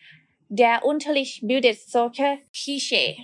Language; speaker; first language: German; non-native, learner; Thai